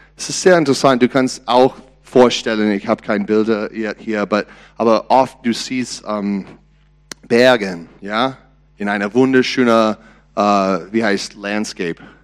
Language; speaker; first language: German; non-native, learner; English